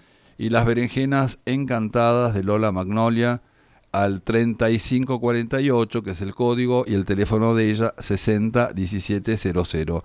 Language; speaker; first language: Spanish; native; Spanish